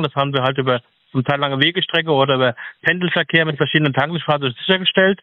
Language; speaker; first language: German; native; German